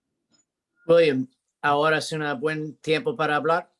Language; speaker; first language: Spanish; non-native, learner; English